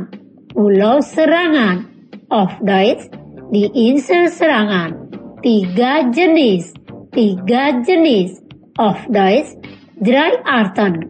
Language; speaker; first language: German; non-native, learner; Indonesian